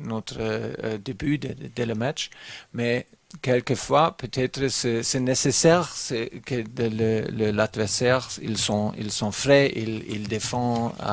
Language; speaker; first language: French; non-native, learner; German